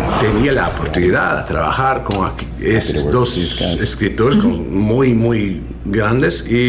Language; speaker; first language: Spanish; non-native, learner; English